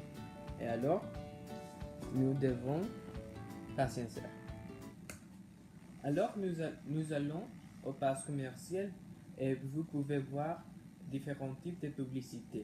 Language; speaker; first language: French; non-native, learner; English